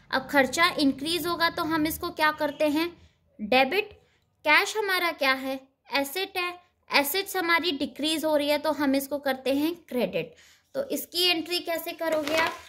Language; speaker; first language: Hindi; native; Hindi